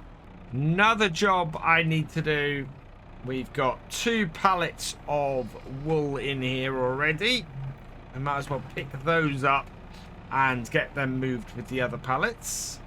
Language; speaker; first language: English; native; English